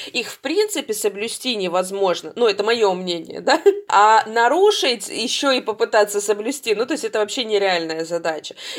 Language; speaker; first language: Russian; native; Russian